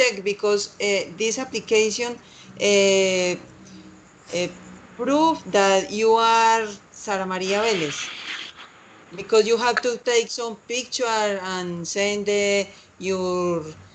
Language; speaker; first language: English; non-native, learner; Spanish